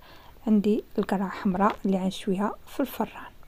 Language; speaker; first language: Arabic; native; Arabic